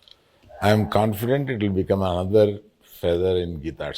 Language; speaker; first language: Telugu; native; Telugu